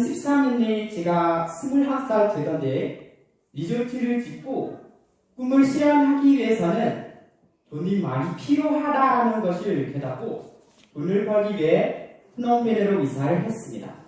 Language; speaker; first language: Korean; non-native, learner; Khmer